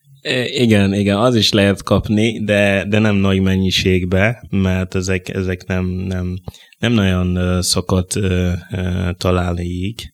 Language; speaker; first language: Hungarian; non-native, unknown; Mossi